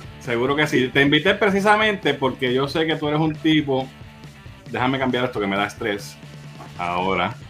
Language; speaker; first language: Spanish; native; Spanish